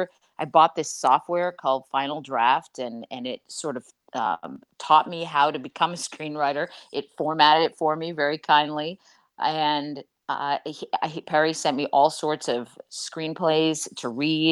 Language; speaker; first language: English; native; English